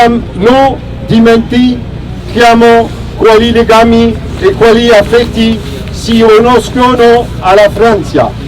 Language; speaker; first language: Italian; non-native, learner; French